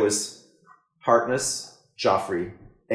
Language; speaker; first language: English; native; English